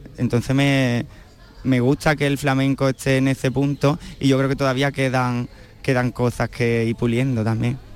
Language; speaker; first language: Spanish; native; Spanish